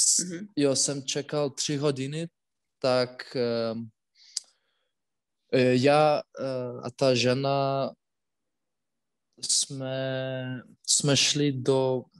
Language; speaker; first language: Czech; non-native, learner; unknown